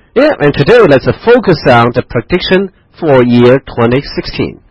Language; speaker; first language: English; non-native, fluent; Chinese